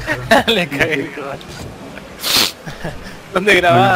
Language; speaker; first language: Spanish; native; Spanish